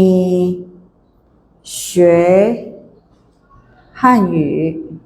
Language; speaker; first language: Chinese; non-native, fluent; Indonesian